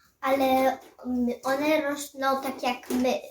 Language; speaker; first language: Polish; early bilingual, heritage; Samoan